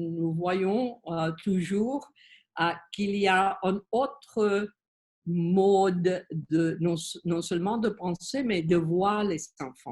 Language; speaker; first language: French; non-native, learner; Spanish